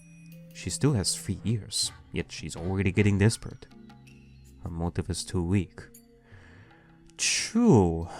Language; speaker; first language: English; native; English